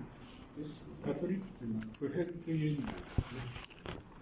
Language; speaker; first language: Japanese; native; Japanese